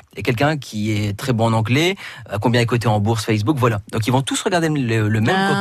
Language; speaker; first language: French; native; French